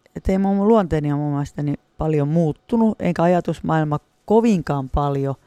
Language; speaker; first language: Finnish; native; Finnish